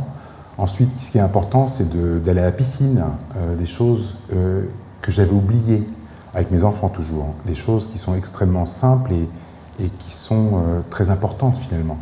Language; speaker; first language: French; native; French